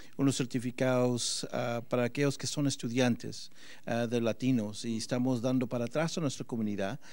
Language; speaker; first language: Spanish; early bilingual, heritage; Spanish